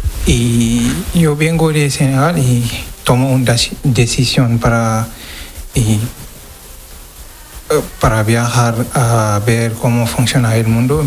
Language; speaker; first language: Spanish; non-native, learner; Wolof